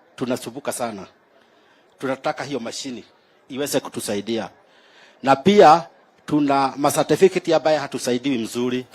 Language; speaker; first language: Swahili; non-native, local second language; Kikuyu